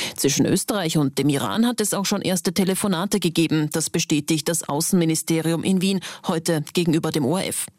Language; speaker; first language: German; native; German